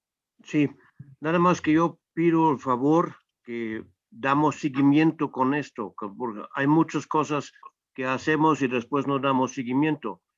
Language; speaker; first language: Spanish; non-native, fluent; German